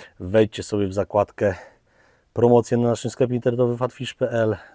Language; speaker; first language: Polish; native; Polish